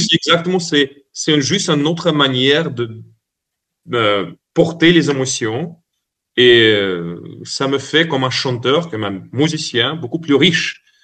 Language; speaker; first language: French; non-native, fluent; Russian